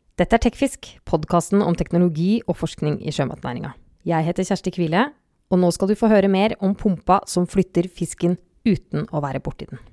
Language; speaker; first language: Norwegian; native; Norwegian